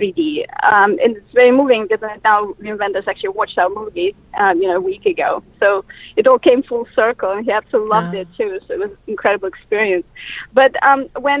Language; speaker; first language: English; non-native, fluent; Russian